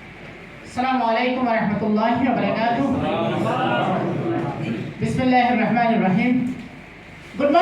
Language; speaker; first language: Hindi; non-native, fluent; Bangla